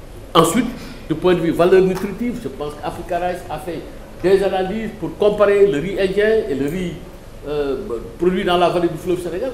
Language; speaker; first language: French; non-native, local second language; Wolof